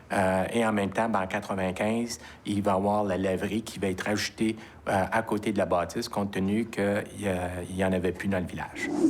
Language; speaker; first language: French; native; French